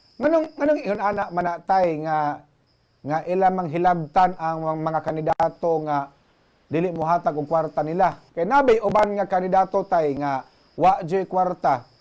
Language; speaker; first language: Cebuano; native; Cebuano